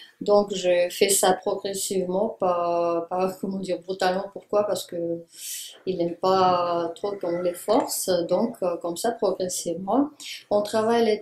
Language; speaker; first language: French; non-native, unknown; Russian